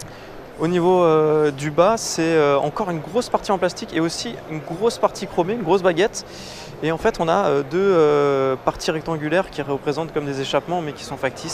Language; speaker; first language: French; native; French